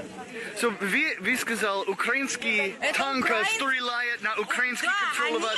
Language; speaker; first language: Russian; non-native, learner; English